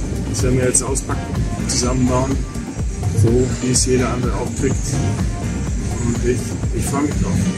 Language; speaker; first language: German; native; German